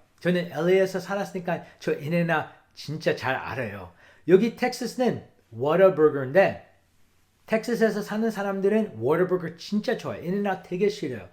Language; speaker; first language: Korean; early bilingual, heritage; English